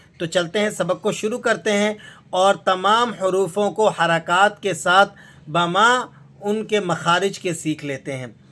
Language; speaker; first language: Urdu; native; Urdu